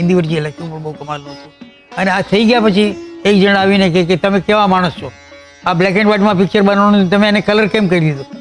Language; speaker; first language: Gujarati; non-native, local second language; Kachhi